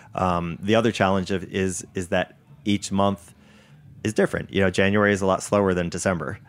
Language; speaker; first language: English; native; English